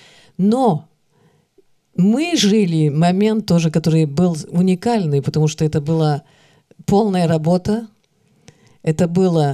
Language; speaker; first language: Russian; early bilingual, heritage; Russian